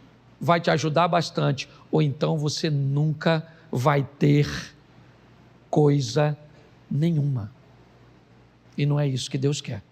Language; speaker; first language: Portuguese; native; Portuguese